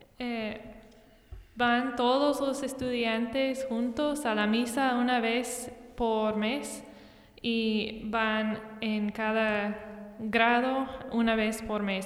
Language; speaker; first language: Spanish; non-native, fluent; English